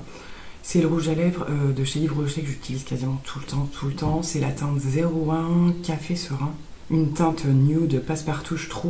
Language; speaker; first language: French; native; French